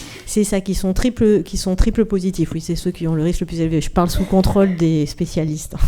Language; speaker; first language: French; native; French